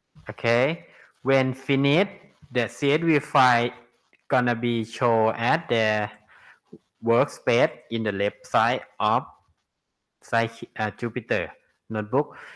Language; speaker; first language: English; non-native, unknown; Thai